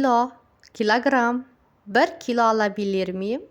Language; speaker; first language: Turkish; non-native, fluent; Uzbek